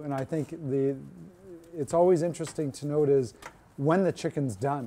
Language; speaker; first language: English; native; English